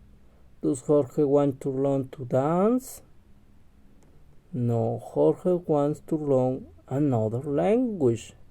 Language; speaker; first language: English; non-native, learner; Spanish